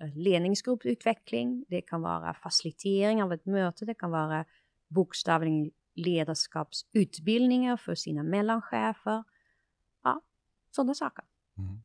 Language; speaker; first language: Swedish; non-native, fluent; Dutch